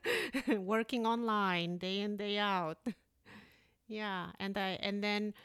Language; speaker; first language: English; early bilingual, other home language; Polish